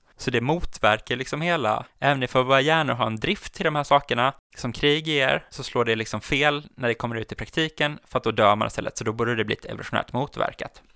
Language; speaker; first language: Swedish; native; Swedish